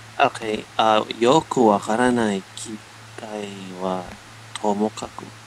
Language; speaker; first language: Japanese; non-native, learner; English